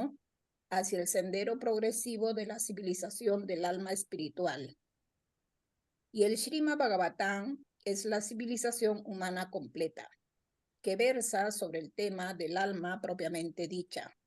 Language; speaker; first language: Spanish; native; Spanish